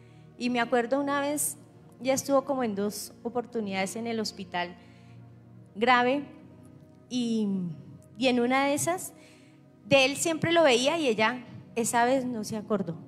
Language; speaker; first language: Spanish; native; Spanish